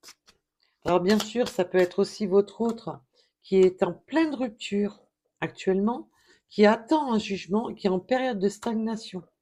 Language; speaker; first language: French; native; French